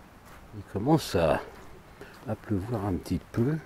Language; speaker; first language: French; native; French